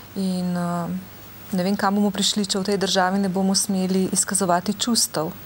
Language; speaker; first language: Slovenian; native; Slovenian